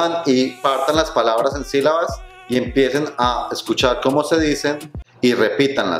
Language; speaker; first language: Spanish; native; Spanish